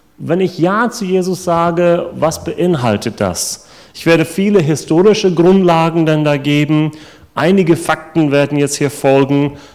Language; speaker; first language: German; non-native, fluent; English